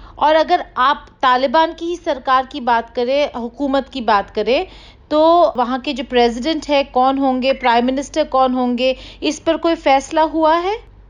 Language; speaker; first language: Urdu; native; Urdu